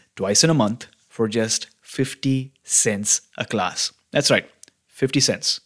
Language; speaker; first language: English; non-native, local second language; Hindi